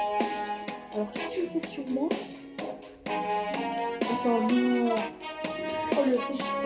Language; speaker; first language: French; native; French